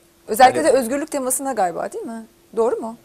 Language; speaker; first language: Turkish; native; Turkish